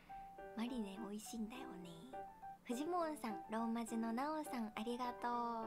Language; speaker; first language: Japanese; native; Japanese